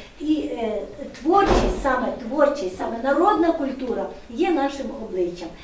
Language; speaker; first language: Ukrainian; native; Ukrainian